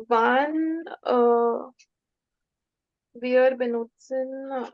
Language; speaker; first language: German; non-native, learner; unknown